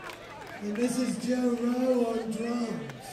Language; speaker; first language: English; native; English